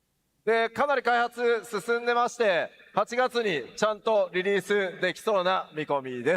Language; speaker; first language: Japanese; native; Japanese